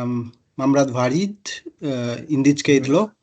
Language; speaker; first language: Czech; non-native, learner; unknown